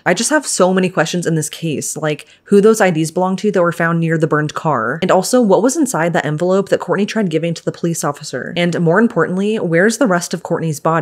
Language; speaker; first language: English; native; English